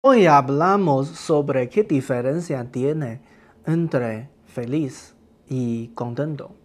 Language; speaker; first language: Spanish; non-native, learner; Chinese